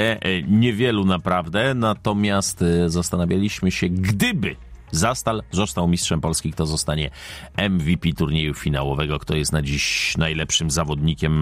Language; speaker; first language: Polish; native; Polish